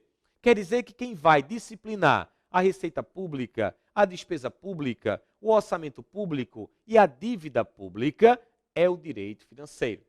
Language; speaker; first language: Portuguese; native; Portuguese